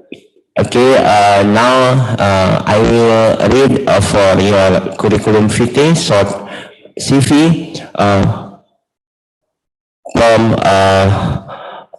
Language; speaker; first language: English; non-native, learner; Indonesian